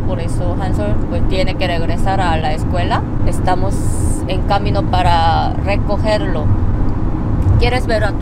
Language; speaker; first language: Spanish; non-native, fluent; Korean